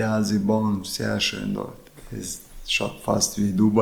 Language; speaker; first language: German; non-native, learner; Chechen